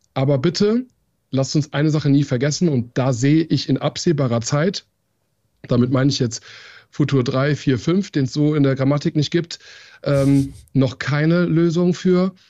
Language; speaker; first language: German; early bilingual, other home language; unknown